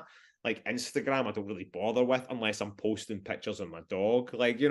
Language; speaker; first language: English; native; English